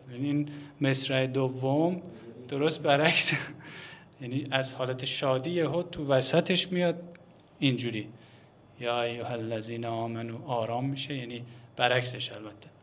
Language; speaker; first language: Persian; native; Persian